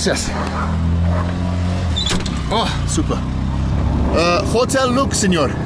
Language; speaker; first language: Spanish; non-native, learner; English